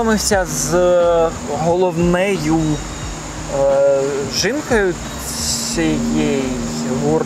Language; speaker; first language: Ukrainian; non-native, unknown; English